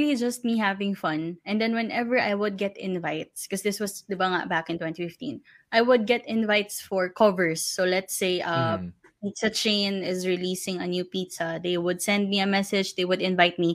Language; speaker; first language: English; non-native, local second language; Filipino